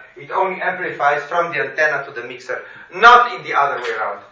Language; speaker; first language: English; non-native, fluent; Slovenian